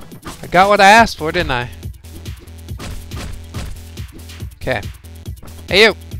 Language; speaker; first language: English; native; English